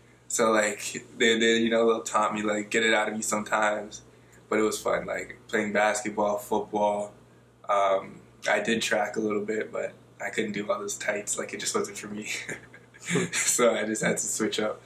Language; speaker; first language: English; native; English